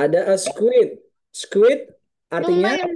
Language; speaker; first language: English; non-native, fluent; Indonesian